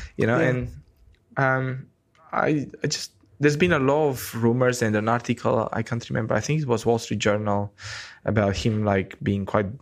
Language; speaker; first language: English; non-native, fluent; Romanian